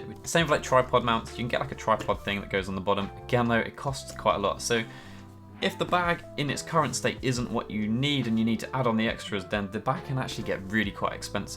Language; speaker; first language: English; native; English